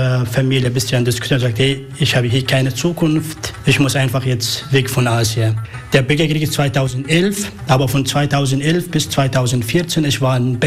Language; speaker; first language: German; non-native, learner; Arabic